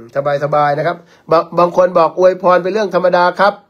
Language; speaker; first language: Thai; native; Thai